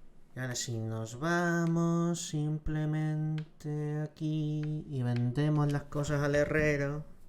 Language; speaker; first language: Spanish; native; Spanish